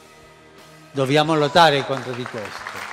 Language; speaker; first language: Italian; non-native, fluent; Spanish